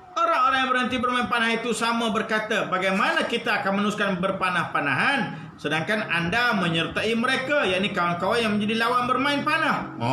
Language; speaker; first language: Malay; native; Malay